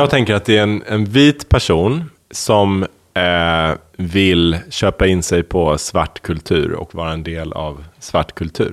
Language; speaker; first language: Swedish; native; Swedish